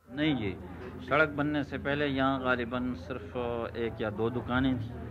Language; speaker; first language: Urdu; non-native, local second language; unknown